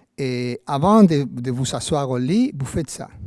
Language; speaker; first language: French; non-native, fluent; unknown